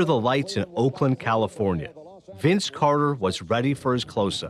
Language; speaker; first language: English; native; English